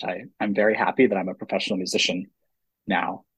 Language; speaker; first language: English; native; English